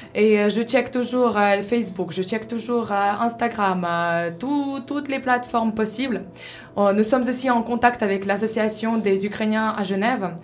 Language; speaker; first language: French; non-native, fluent; Ukrainian